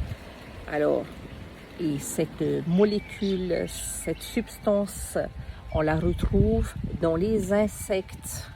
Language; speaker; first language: French; native; French